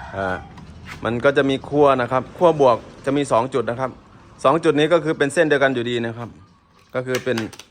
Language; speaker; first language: Thai; native; Thai